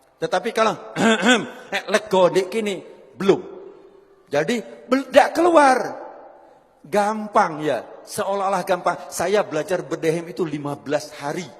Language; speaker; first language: Indonesian; non-native, local second language; Javanese